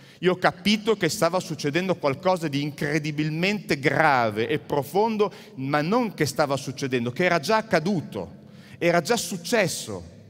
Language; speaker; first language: Italian; native; Italian